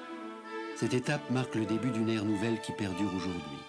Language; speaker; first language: French; native; French